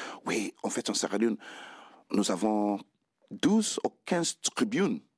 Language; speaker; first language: French; non-native, fluent; Krio